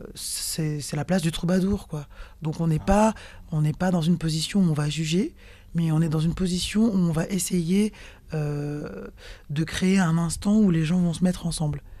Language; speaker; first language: French; native; French